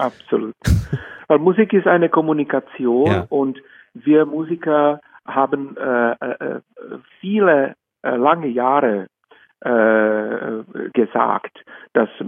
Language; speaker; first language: German; non-native, fluent; Czech